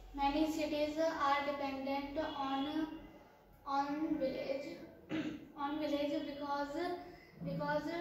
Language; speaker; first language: English; non-native, learner; Hindi